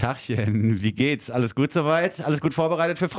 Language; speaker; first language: German; native; German